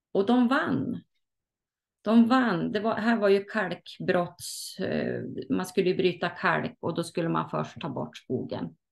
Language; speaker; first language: Swedish; native; Swedish